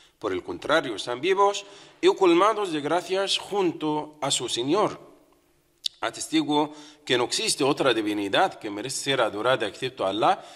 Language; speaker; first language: Spanish; non-native, fluent; Arabic